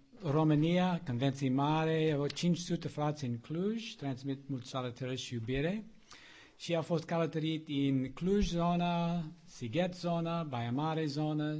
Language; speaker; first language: Romanian; non-native, learner; English